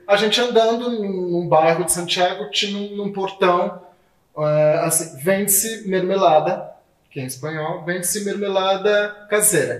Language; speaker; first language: Portuguese; native; Portuguese